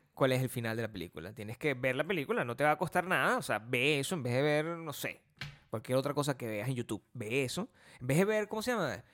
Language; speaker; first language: Spanish; native; Spanish